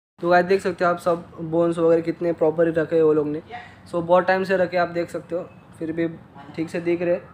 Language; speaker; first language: Hindi; native; Hindi